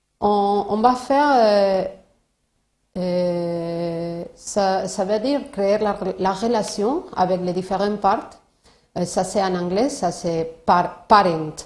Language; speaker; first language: French; non-native, learner; Spanish